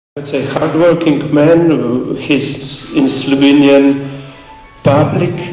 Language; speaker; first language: English; non-native, fluent; Slovenian